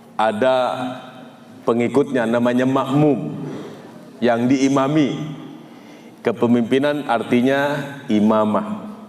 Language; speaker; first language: Indonesian; non-native, local second language; Madurese